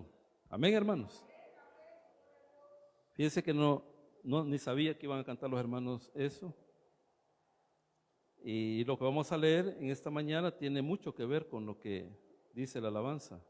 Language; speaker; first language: Spanish; native; Spanish